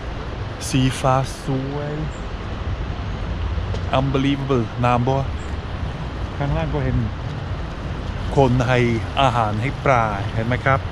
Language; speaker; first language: Thai; non-native, learner; Swiss German